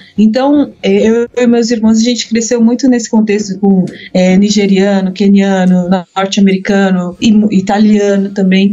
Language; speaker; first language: Portuguese; early bilingual, heritage; Portuguese